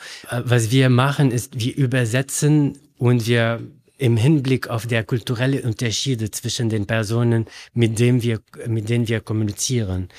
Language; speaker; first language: German; non-native, learner; Arabic